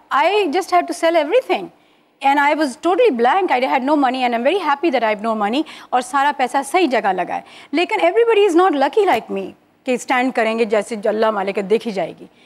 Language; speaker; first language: Urdu; native; Urdu